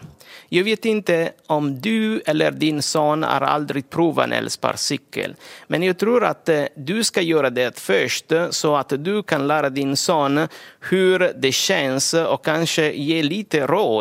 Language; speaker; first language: Swedish; non-native, fluent; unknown